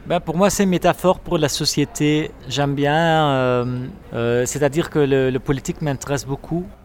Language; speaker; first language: French; non-native, local second language; Dutch